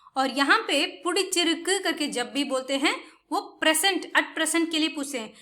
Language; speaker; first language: Hindi; non-native, local second language; Tamil